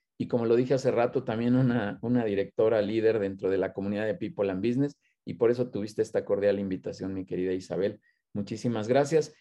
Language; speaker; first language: Spanish; native; Spanish